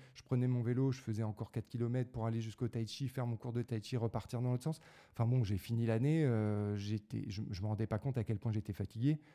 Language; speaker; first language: French; native; French